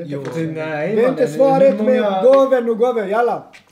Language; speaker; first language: Swedish; non-native, fluent; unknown